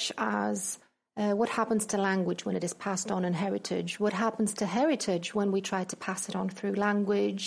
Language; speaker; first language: English; non-native, fluent; Greek